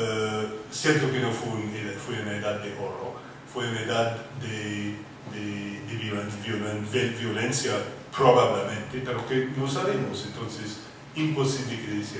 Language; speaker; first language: Spanish; non-native, fluent; English